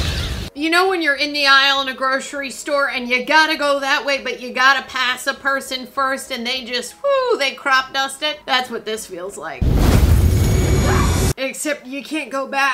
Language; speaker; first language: English; native; English